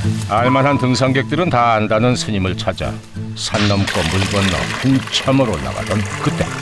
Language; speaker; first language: Korean; native; Korean